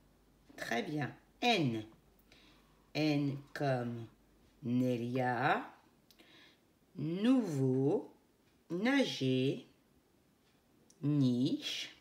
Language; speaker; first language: French; native; French